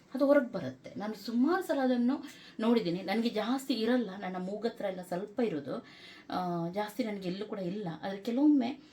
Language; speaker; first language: Kannada; non-native, local second language; Konkani